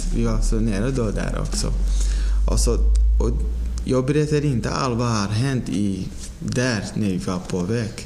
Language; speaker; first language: Swedish; non-native, fluent; Persian